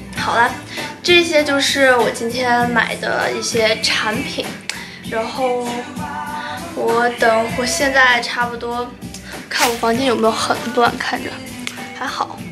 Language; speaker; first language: Chinese; native; Chinese